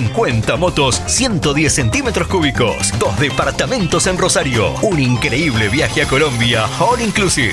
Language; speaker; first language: Spanish; native; Spanish